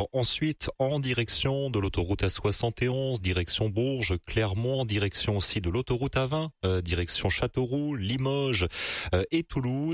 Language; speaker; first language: French; native; French